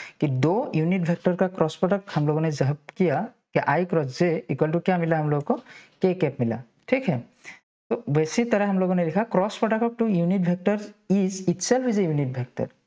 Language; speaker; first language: Hindi; non-native, local second language; Assamese